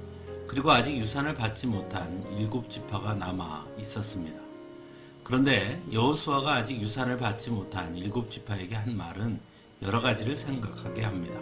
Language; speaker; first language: Korean; native; Korean